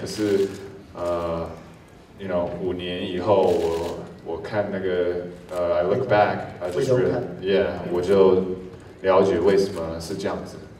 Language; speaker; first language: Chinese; early bilingual, heritage; English